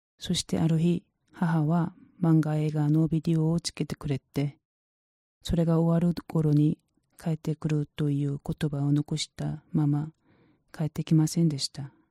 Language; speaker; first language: Japanese; non-native, learner; Korean